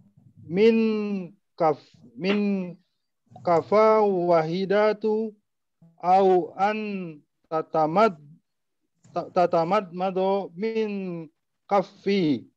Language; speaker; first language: Arabic; non-native, learner; Indonesian